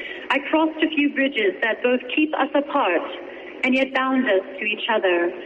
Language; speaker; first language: English; native; English